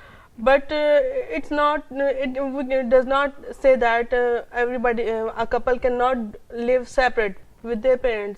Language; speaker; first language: English; non-native, local second language; Urdu